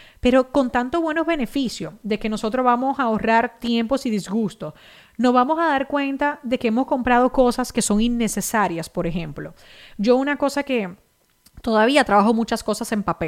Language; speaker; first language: Spanish; native; Spanish